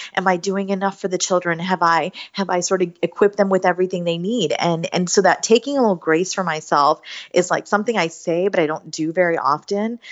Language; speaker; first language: English; native; English